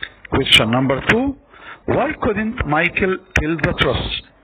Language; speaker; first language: English; non-native, fluent; Arabic